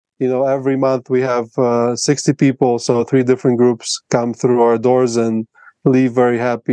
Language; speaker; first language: English; non-native, fluent; Russian